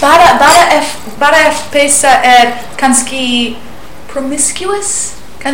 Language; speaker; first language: Icelandic; non-native, learner; English